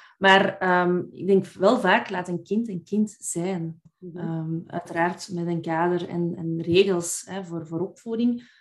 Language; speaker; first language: Dutch; native; Dutch